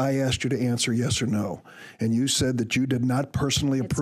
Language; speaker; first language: English; native; English